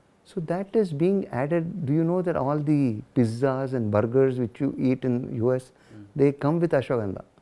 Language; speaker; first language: English; non-native, local second language; Tamil